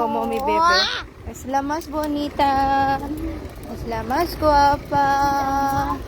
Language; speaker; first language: Spanish; non-native, learner; Filipino